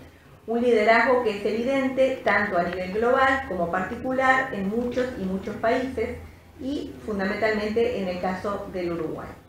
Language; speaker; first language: Spanish; native; Spanish